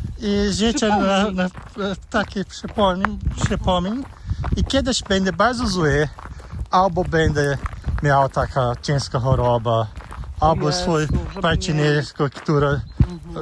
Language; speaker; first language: Polish; non-native, learner; Portuguese